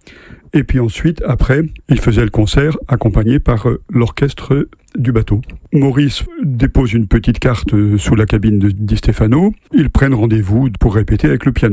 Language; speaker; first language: French; native; French